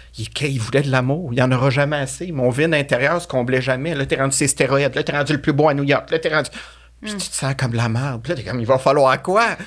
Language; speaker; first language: French; native; French